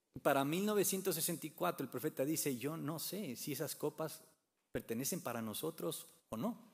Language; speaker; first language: Spanish; native; Spanish